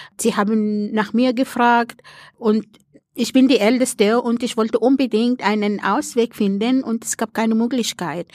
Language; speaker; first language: German; non-native, fluent; Arabic